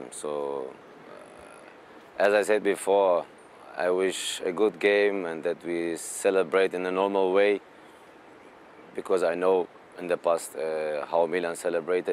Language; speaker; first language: English; non-native, fluent; German